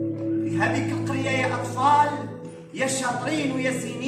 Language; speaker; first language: Arabic; native; Arabic